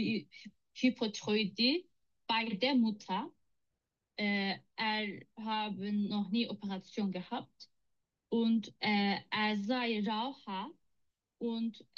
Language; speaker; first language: German; non-native, learner; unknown